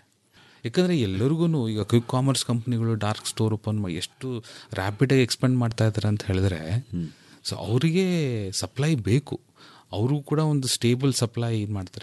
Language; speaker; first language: Kannada; native; Kannada